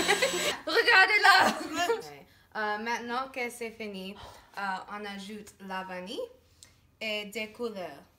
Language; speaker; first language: French; non-native, learner; English